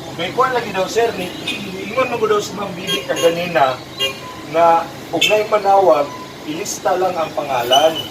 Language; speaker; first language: Cebuano; native; Cebuano